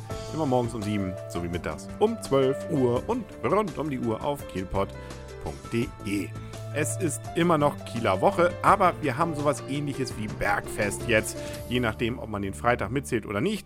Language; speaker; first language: German; native; German